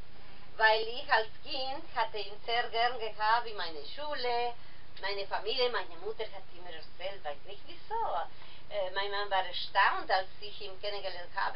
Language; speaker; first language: German; non-native, learner; Spanish